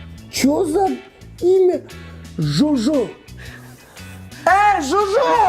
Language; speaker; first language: Russian; non-native, local second language; Turkmen